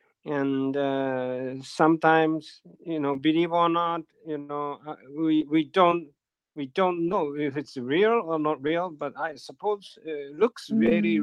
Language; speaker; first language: English; non-native, learner; Japanese